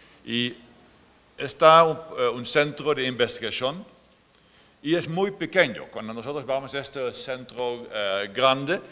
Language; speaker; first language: Spanish; non-native, fluent; Dutch